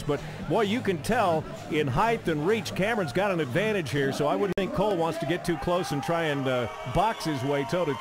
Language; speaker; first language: English; native; English